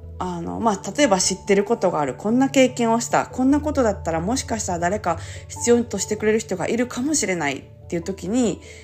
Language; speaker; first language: Japanese; native; Japanese